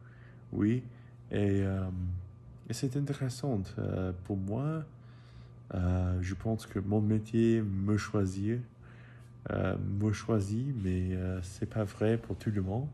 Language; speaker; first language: French; non-native, learner; English